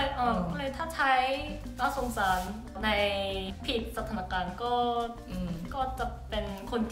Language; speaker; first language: Thai; non-native, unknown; Korean